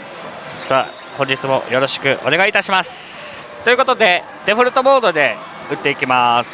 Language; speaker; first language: Japanese; native; Japanese